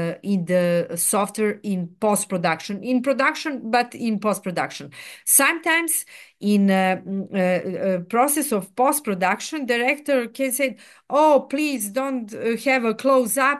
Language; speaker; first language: English; non-native, fluent; Serbian